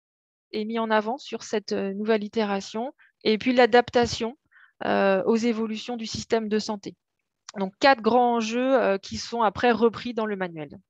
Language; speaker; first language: French; native; French